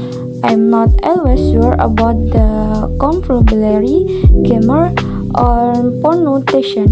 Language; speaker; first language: English; non-native, learner; Indonesian